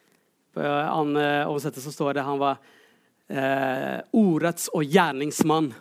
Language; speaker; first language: Norwegian; non-native, fluent; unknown